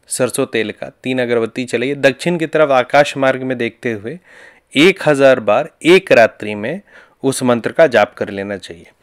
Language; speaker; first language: Hindi; native; Hindi